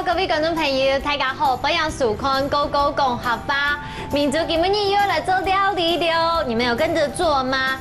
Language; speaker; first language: Chinese; native; Chinese